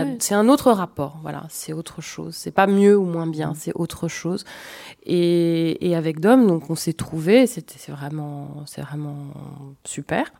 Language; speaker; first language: French; non-native, fluent; Portuguese